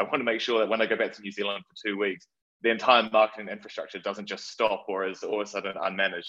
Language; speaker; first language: English; native; English